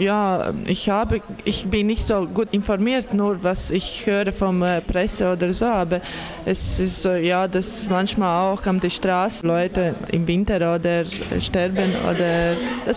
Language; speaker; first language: German; non-native, learner; Latvian